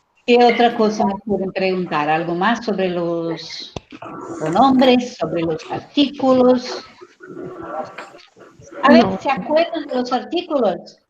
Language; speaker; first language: Spanish; non-native, fluent; Portuguese